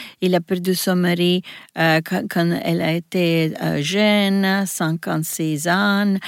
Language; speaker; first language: French; non-native, learner; Italian